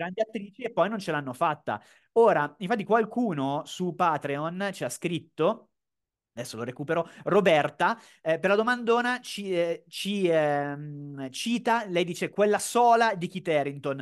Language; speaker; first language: Italian; native; Italian